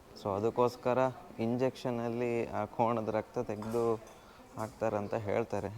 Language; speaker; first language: Kannada; native; Kannada